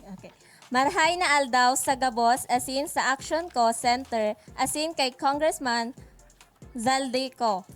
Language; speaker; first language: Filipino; non-native, local second language; Bikol